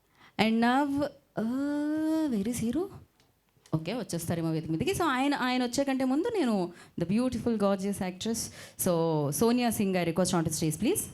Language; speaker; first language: Telugu; native; Telugu